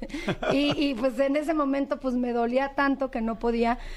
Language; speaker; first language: Spanish; native; Spanish